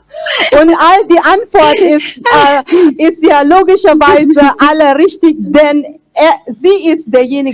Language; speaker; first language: German; non-native, fluent; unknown